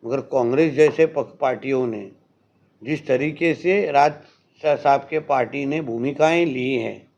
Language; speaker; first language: Hindi; non-native, local second language; Marathi